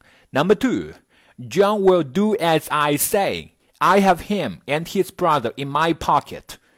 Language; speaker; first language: English; non-native, fluent; Chinese